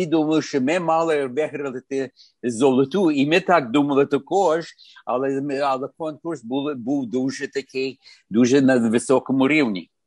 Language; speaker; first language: Ukrainian; early bilingual, heritage; Ukrainian